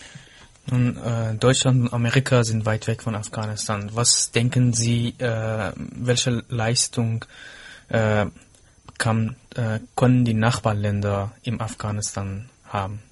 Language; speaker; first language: German; non-native, fluent; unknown